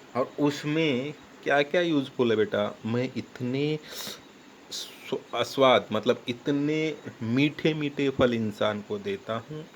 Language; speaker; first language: Hindi; non-native, local second language; Marathi